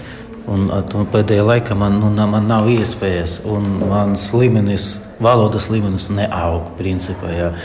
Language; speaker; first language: Latvian; non-native, learner; Russian